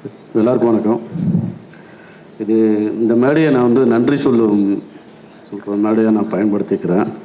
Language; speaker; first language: Tamil; native; Tamil